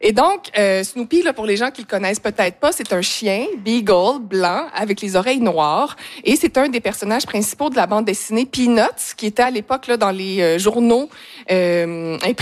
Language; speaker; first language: French; native; French